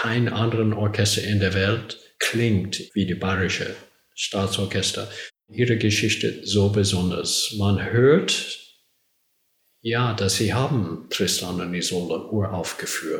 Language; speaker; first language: German; non-native, learner; English